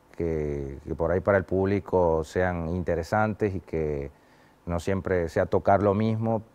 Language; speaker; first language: Spanish; native; Spanish